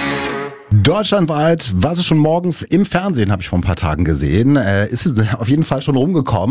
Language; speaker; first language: German; native; German